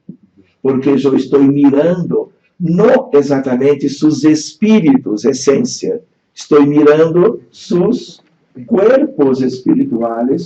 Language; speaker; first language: Spanish; non-native, fluent; Portuguese